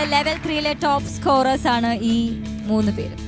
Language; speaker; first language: Malayalam; native; Malayalam